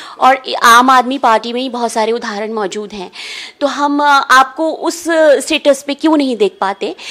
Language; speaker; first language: Hindi; native; Hindi